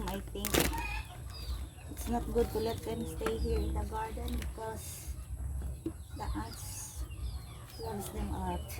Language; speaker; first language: English; non-native, local second language; Filipino